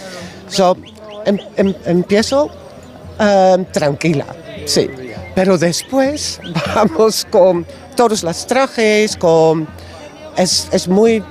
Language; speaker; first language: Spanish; non-native, learner; Dutch